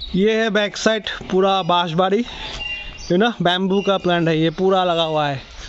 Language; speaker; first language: Hindi; non-native, local second language; Assamese